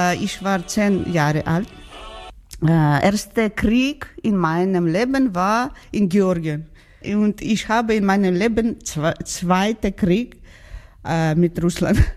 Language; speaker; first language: German; non-native, learner; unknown